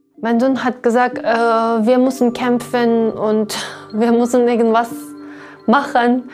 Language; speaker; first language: German; non-native, learner; Uyghur